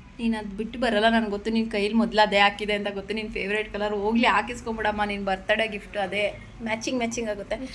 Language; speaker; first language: Kannada; native; Kannada